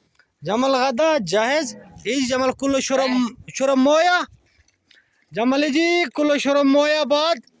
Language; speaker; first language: Arabic; non-native, learner; Saraiki